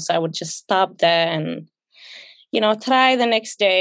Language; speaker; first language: English; non-native, fluent; Somali